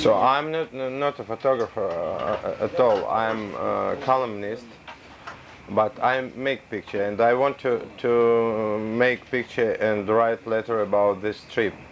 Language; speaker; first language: English; non-native, learner; Russian